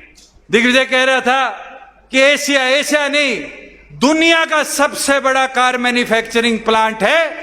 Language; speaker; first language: Hindi; native; Hindi